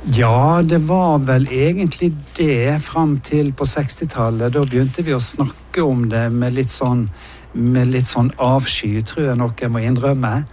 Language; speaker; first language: Norwegian; native; Norwegian